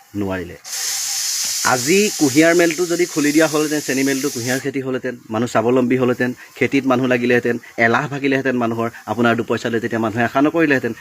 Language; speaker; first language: Assamese; native; Assamese